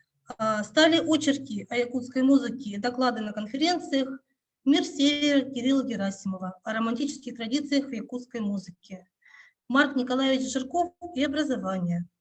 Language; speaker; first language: Russian; native; Russian